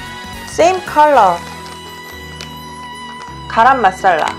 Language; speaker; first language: English; non-native, learner; Korean